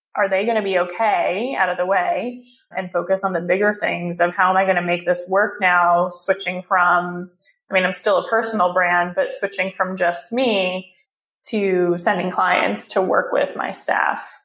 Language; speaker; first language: English; early bilingual, other home language; Hebrew